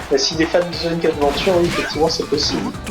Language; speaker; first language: French; native; French